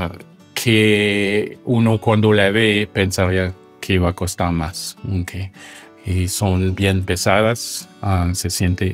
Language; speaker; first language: Spanish; non-native, fluent; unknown